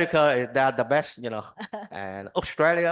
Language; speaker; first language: English; non-native, learner; Vietnamese